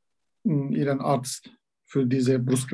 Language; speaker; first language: German; non-native, learner; Turkish